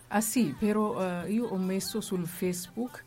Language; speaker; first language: Italian; non-native, learner; Amharic